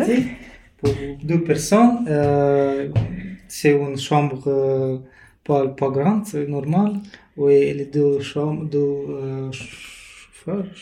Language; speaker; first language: French; non-native, learner; Romanian